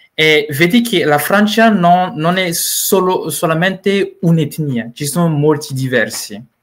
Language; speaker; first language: Italian; non-native, learner; Malagasy